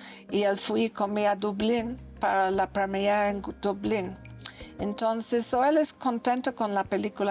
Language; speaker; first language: Spanish; non-native, learner; English